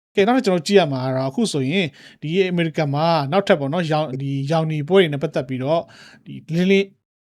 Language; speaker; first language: Burmese; native; Burmese